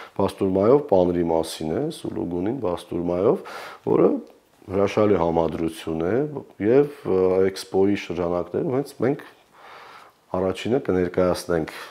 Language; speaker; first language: Armenian; native; Armenian